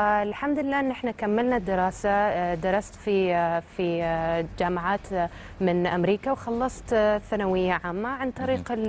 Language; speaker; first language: Arabic; native; Arabic